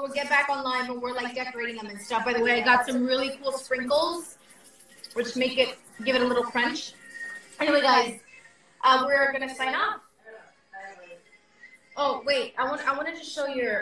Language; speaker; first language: English; early bilingual, other home language; Spanish